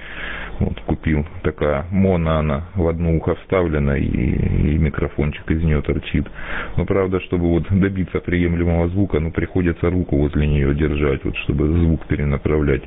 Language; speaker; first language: Russian; native; Russian